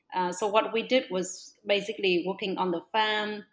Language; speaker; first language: English; non-native, fluent; Vietnamese